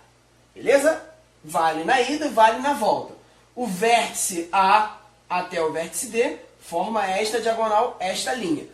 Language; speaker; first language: Portuguese; native; Portuguese